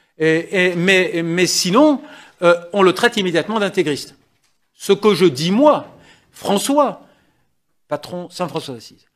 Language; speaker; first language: French; native; French